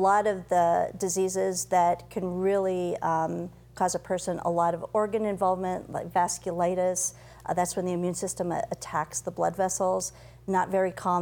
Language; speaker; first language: English; native; English